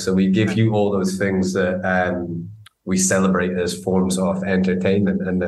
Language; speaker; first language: English; native; English